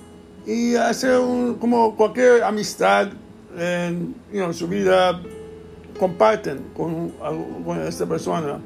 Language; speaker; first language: Spanish; early bilingual, heritage; English